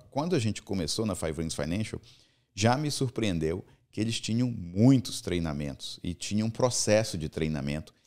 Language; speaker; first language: Portuguese; native; Portuguese